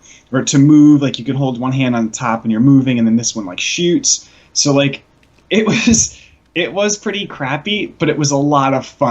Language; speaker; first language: English; native; English